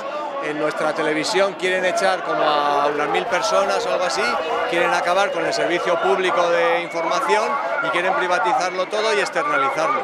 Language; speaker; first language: Spanish; native; Spanish